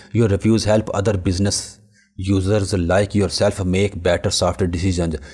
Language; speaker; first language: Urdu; non-native, local second language; Punjabi